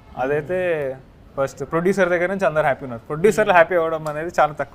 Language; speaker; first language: Telugu; native; Telugu